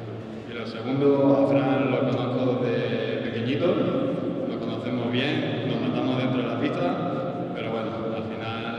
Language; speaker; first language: Spanish; native; Spanish